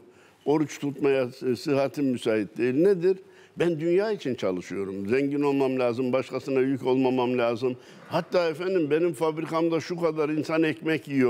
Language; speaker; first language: Turkish; native; Turkish